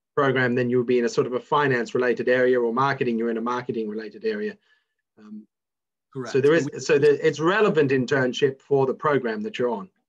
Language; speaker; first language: English; native; English